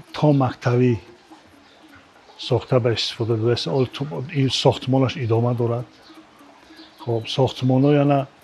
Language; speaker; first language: Tajik; native; Tajik